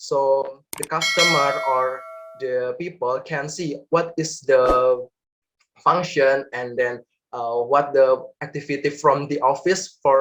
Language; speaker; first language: English; non-native, learner; Indonesian